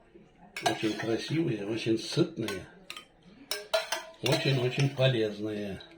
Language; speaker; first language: Russian; non-native, local second language; Tatar